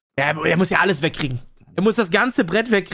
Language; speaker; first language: German; native; German